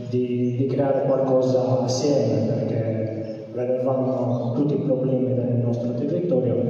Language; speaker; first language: Italian; native; Italian